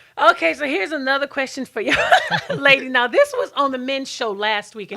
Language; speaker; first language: English; native; English